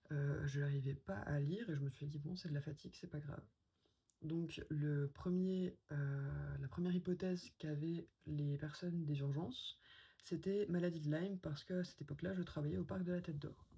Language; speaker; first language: French; native; French